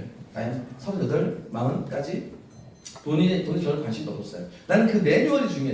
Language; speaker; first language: Korean; native; Korean